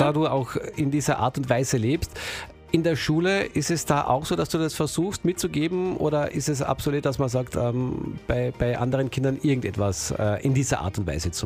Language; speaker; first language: German; native; German